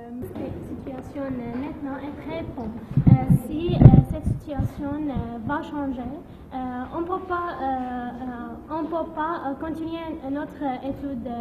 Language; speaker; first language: French; non-native, learner; Arabic